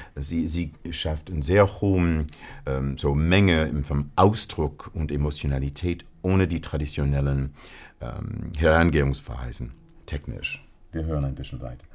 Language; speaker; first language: German; non-native, fluent; English